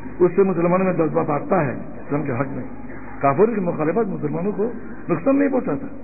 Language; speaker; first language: Urdu; non-native, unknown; Bangla